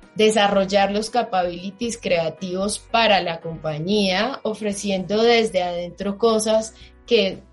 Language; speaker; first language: Spanish; native; Spanish